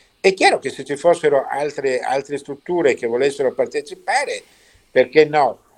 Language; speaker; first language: Italian; native; Italian